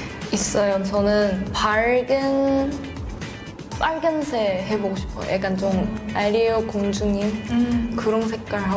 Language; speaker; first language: Korean; non-native, learner; Chinese